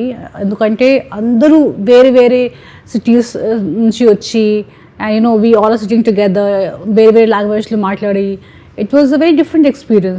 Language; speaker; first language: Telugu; non-native, fluent; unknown